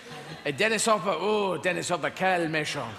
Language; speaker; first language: French; non-native, learner; English